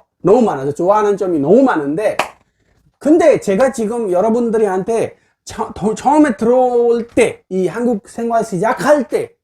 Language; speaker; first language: Korean; non-native, fluent; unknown